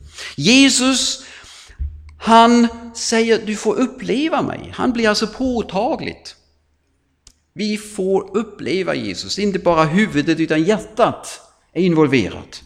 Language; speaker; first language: Swedish; non-native, fluent; German